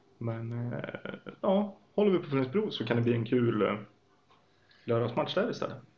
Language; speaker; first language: Swedish; native; Swedish